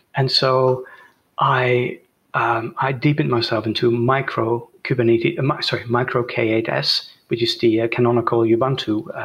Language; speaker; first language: English; non-native, fluent; Dutch